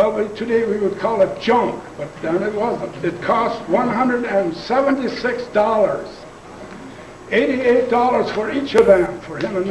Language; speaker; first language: English; non-native, local second language; Plautdietsch